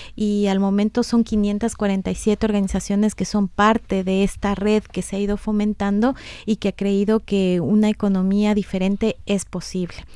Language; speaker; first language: Spanish; native; Spanish